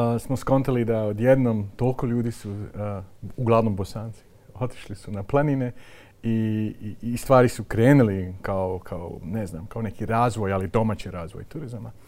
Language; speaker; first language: Croatian; non-native, fluent; Dutch